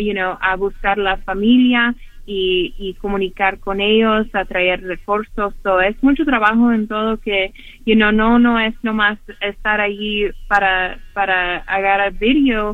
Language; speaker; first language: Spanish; early bilingual, heritage; Spanish